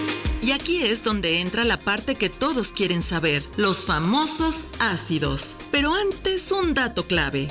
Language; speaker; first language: Spanish; native; Spanish